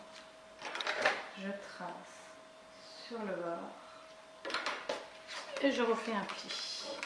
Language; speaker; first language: French; native; French